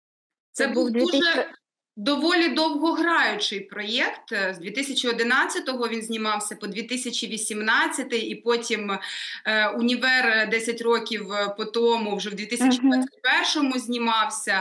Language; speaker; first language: Ukrainian; native; Ukrainian